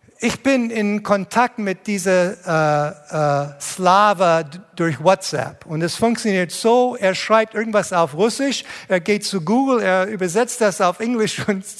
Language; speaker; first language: German; non-native, fluent; English